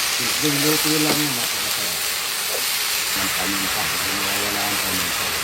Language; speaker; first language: Filipino; non-native, local second language; Pampanga